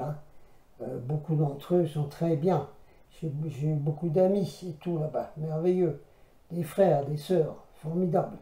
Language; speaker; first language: French; native; French